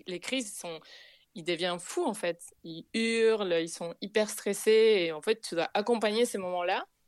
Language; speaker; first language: French; non-native, fluent; Spanish